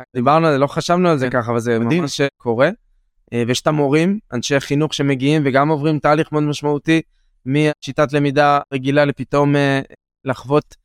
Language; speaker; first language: Hebrew; native; Hebrew